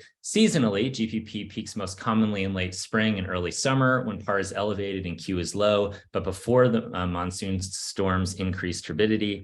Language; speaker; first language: English; native; English